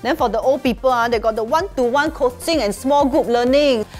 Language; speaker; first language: English; non-native, local second language; Chinese